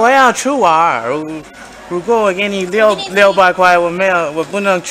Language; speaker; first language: Chinese; non-native, learner; English